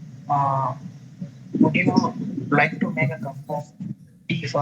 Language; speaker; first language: English; non-native, learner; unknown